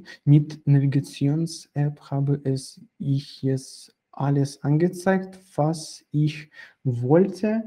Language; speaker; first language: German; non-native, fluent; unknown